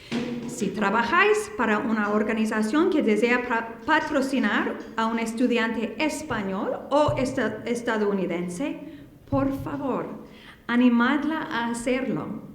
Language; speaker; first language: Spanish; non-native, fluent; English